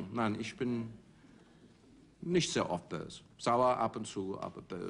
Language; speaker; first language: German; non-native, fluent; English